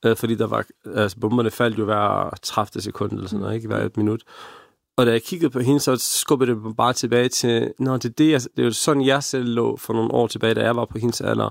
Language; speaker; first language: Danish; early bilingual, other home language; Arabic